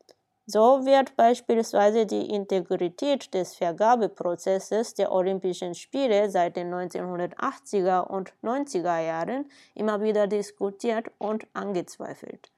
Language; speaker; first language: German; non-native, fluent; Japanese